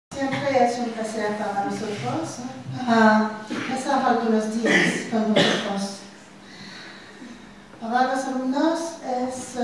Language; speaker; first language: Spanish; non-native, learner; French